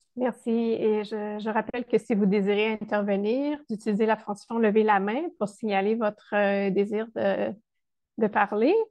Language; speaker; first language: French; native; French